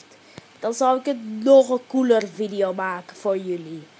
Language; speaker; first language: Dutch; early bilingual, heritage; Dutch